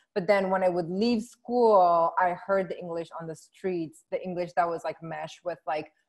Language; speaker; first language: English; non-native, fluent; Spanish